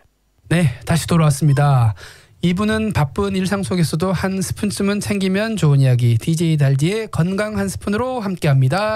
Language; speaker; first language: Korean; native; Korean